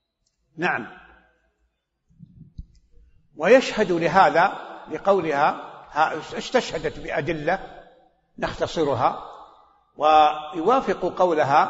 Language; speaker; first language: Arabic; native; Arabic